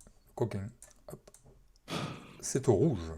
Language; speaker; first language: French; native; French